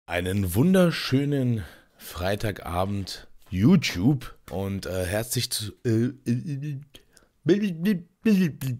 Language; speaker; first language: German; early bilingual, other home language; Turkish